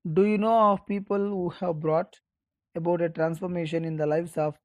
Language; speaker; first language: English; non-native, local second language; Kannada